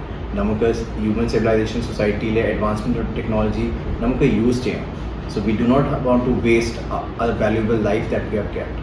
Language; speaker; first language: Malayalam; non-native, learner; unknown